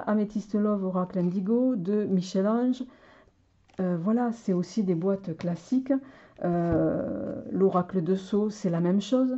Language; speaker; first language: French; native; French